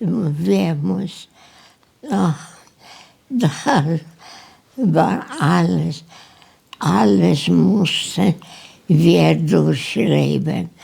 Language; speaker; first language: German; non-native, learner; Polish